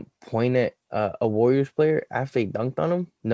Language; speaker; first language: English; native; English